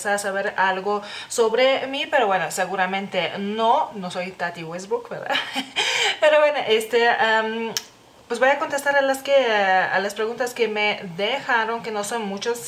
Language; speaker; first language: Spanish; non-native, fluent; Lithuanian